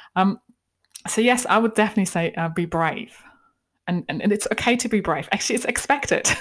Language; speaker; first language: English; non-native, fluent; German